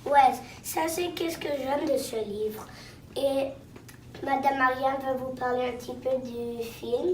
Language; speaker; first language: French; non-native, local second language; English